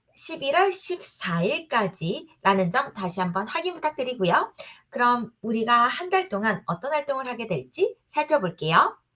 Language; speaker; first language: Korean; native; Korean